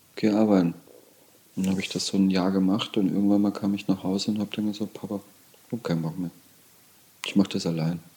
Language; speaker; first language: German; native; German